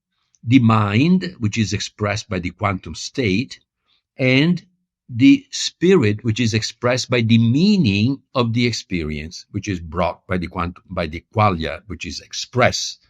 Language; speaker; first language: English; non-native, fluent; Italian